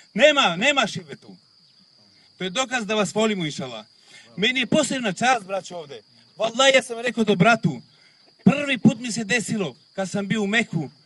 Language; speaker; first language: Bosnian; non-native, local second language; Romany